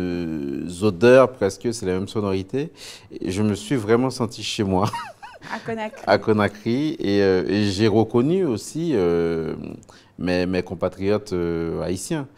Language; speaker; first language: French; non-native, local second language; Haitian Creole